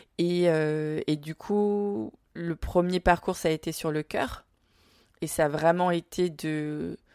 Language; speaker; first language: French; early bilingual, other home language; Vietnamese